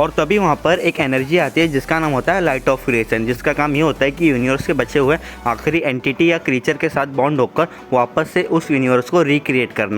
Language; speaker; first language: Hindi; native; Hindi